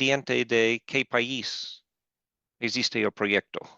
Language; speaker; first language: Spanish; non-native, fluent; English